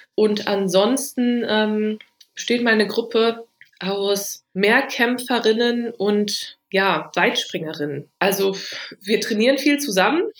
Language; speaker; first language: German; native; German